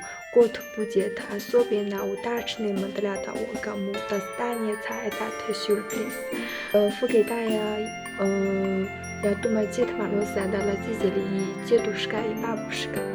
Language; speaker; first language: Russian; non-native, learner; Chinese